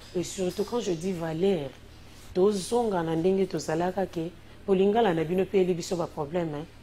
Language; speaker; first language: Lingala; non-native, local second language; Kongo